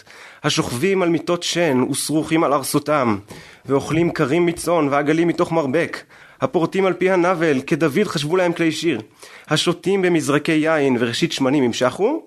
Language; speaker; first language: Hebrew; native; Hebrew